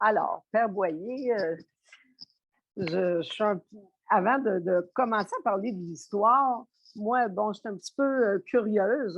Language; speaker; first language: French; native; French